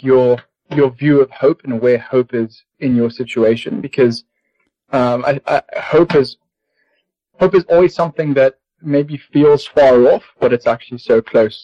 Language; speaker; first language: English; native; English